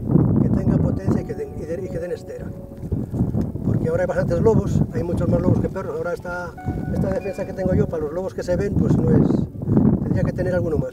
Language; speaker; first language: Spanish; native; Spanish